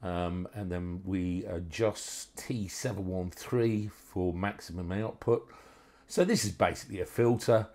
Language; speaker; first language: English; native; English